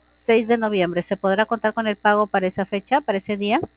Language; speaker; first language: Spanish; native; Spanish